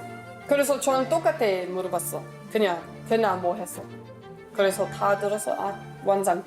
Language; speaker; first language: Korean; non-native, learner; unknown